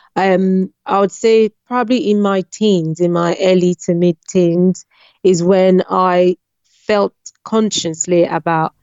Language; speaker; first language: English; non-native, local second language; Yoruba